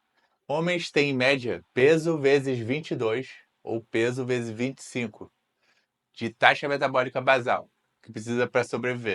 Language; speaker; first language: Portuguese; native; Portuguese